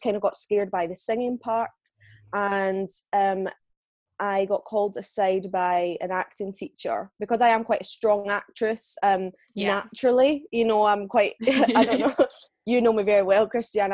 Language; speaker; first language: English; native; English